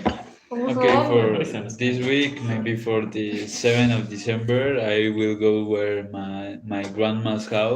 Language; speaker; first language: English; non-native, learner; Spanish